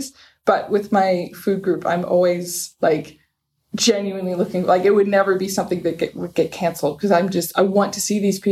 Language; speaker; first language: English; native; English